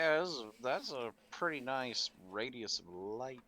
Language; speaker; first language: English; native; English